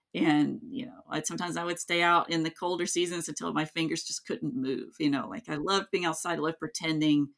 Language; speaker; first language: English; native; English